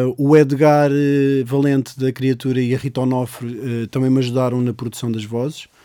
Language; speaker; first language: Portuguese; native; Portuguese